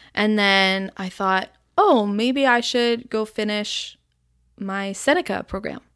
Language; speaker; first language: English; native; English